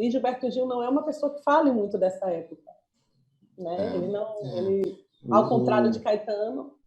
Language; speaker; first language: Portuguese; native; Portuguese